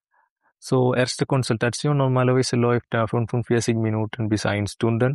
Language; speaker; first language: German; non-native, learner; Malayalam